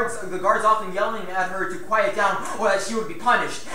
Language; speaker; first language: English; early bilingual, other home language; Spanish